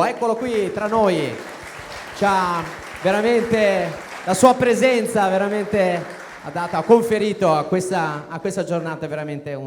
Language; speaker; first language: Italian; native; Italian